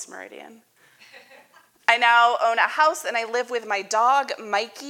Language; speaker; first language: English; native; English